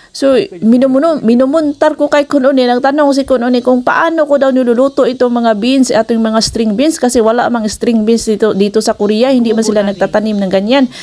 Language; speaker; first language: Filipino; non-native, local second language; Cebuano